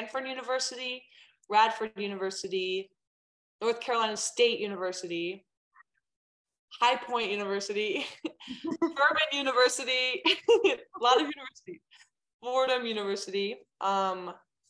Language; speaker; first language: English; native; English